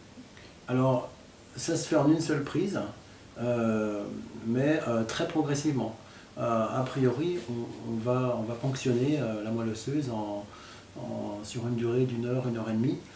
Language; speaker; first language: French; native; French